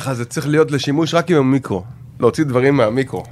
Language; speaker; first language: Hebrew; native; Hebrew